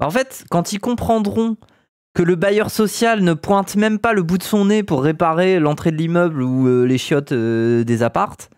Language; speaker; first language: French; native; French